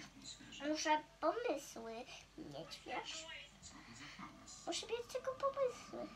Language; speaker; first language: Polish; early bilingual, other home language; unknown